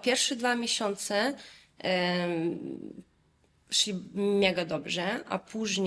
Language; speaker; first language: Polish; non-native, fluent; Russian